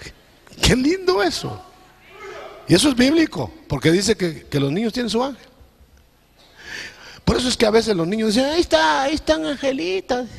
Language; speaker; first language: Spanish; native; Spanish